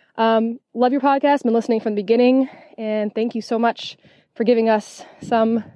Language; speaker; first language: English; non-native, fluent; French